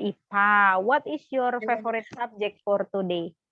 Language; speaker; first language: English; non-native, fluent; Indonesian